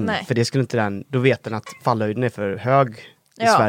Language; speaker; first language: Swedish; native; Swedish